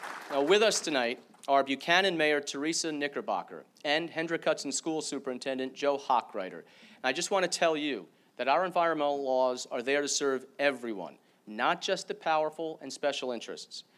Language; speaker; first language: English; native; English